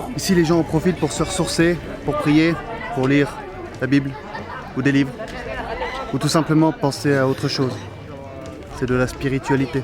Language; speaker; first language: French; native; French